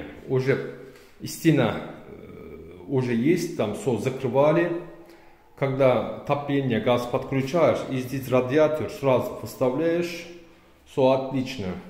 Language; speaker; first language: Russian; non-native, learner; Turkish